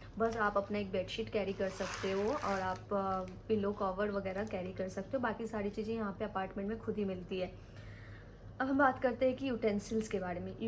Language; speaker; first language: Hindi; native; Hindi